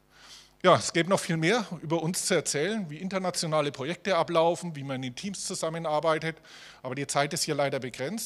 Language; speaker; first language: German; native; German